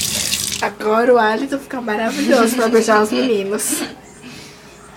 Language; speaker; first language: Portuguese; native; Portuguese